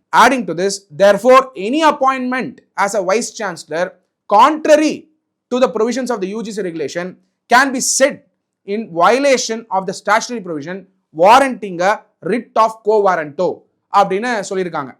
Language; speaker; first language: English; non-native, local second language; Tamil